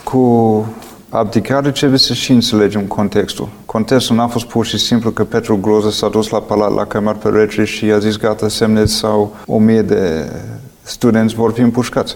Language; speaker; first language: Romanian; non-native, fluent; English